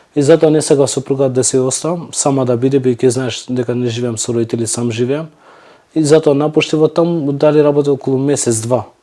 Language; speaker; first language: Macedonian; non-native, local second language; Turkish